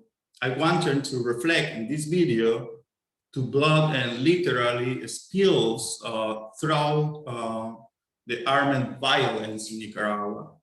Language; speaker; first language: English; non-native, fluent; Spanish